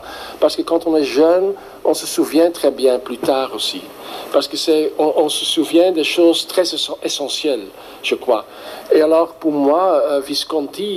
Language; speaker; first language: French; non-native, fluent; Dutch